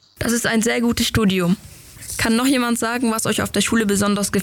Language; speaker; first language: German; native; German